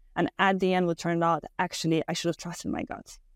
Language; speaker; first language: English; non-native, fluent; Romanian